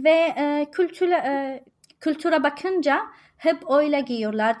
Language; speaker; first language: Turkish; non-native, learner; Arabic